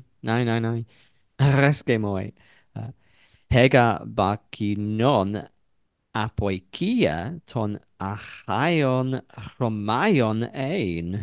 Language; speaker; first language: Greek; non-native, learner; English